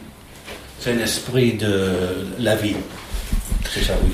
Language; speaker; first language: French; non-native, learner; English